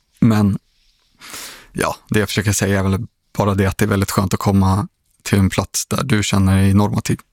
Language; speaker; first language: Swedish; native; Swedish